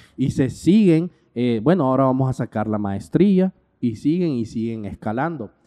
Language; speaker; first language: Spanish; native; Spanish